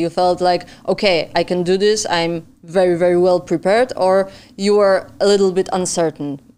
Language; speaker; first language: English; non-native, fluent; Polish